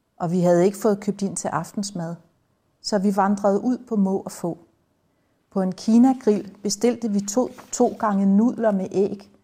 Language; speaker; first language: Danish; native; Danish